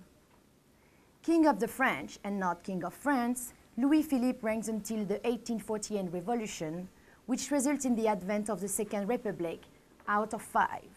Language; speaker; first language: English; non-native, fluent; French